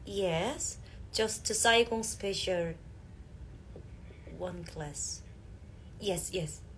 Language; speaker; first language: English; non-native, learner; Korean